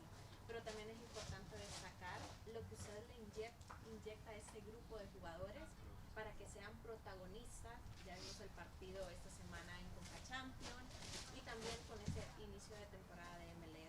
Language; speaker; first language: Spanish; native; Spanish